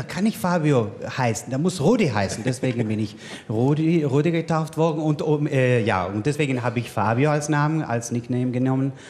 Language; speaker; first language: German; non-native, local second language; Italian